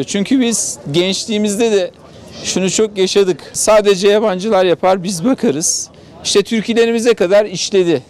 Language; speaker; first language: Turkish; native; Turkish